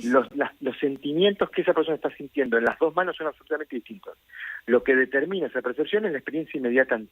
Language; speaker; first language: Spanish; native; Spanish